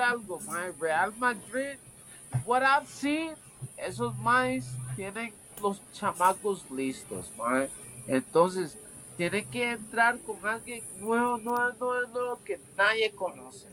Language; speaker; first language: Spanish; early bilingual, heritage; Spanish